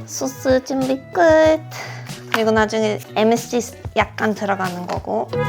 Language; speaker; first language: Korean; non-native, fluent; Swedish